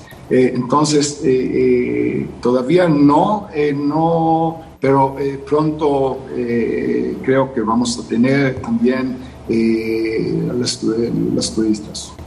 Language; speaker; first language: Spanish; non-native, fluent; Hebrew